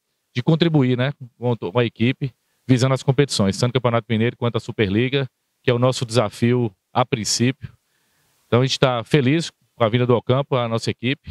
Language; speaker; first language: Portuguese; native; Portuguese